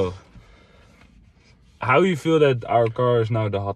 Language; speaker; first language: English; non-native, fluent; Dutch